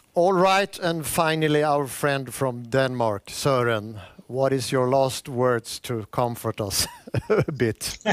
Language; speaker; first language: English; non-native, fluent; Swedish